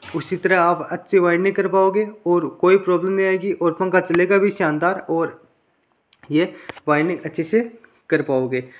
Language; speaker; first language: Hindi; native; Hindi